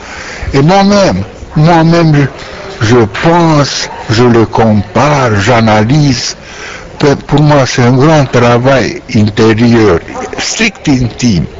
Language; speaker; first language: French; non-native, learner; Romanian